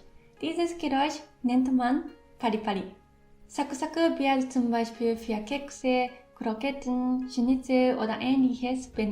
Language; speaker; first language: German; non-native, fluent; Japanese